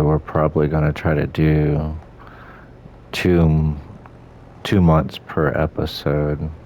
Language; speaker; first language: English; native; English